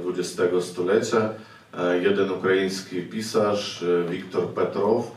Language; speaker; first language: Polish; non-native, fluent; Ukrainian